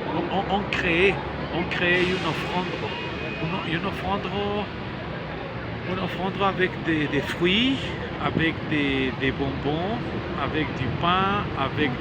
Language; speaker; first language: French; non-native, learner; Spanish